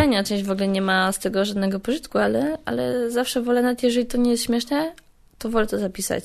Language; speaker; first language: Polish; native; Polish